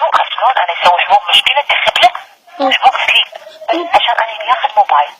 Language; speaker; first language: Arabic; native; Arabic